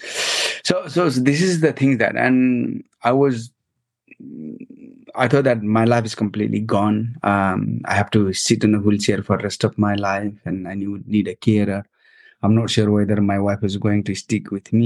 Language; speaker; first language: English; non-native, local second language; Nepali